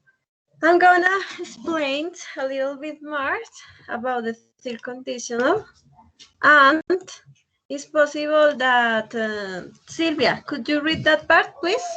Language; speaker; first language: English; non-native, learner; Spanish